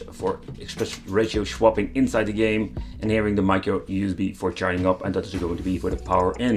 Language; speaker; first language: English; non-native, fluent; Dutch